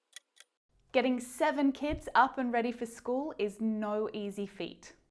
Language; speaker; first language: English; native; English